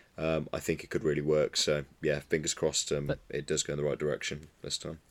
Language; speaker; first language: English; native; English